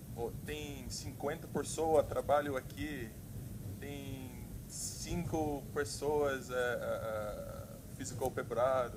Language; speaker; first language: Portuguese; non-native, learner; English